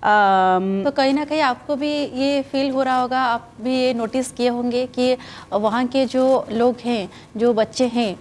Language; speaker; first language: Hindi; non-native, local second language; Odia